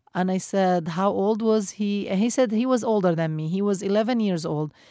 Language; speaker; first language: English; non-native, fluent; Arabic